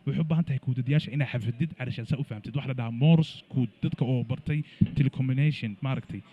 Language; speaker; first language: Somali; early bilingual, heritage; Somali